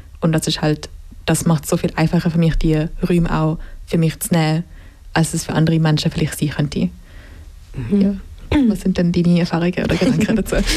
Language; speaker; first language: German; native; German